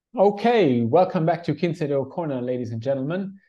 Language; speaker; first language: English; non-native, fluent; German